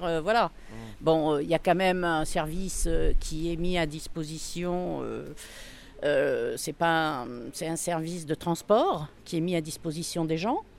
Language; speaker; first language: French; native; French